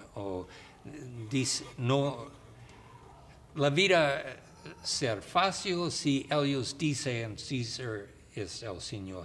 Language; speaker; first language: Spanish; non-native, learner; English